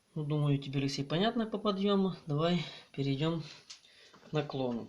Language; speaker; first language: Russian; non-native, local second language; Ukrainian